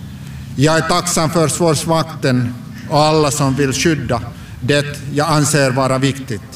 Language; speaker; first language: Swedish; non-native, local second language; Finnish